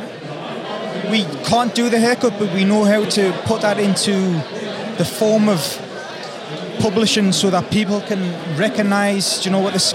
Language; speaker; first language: English; native; English